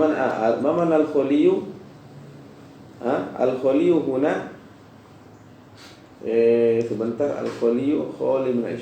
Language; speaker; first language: Arabic; non-native, fluent; Indonesian